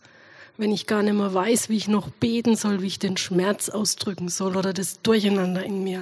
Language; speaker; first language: German; native; German